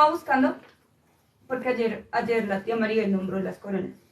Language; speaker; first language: Spanish; native; Spanish